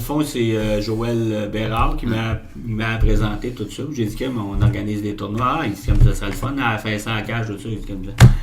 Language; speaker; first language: French; native; French